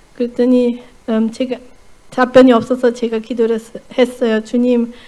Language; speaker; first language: Korean; non-native, fluent; German